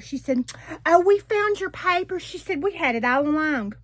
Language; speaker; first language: English; native; English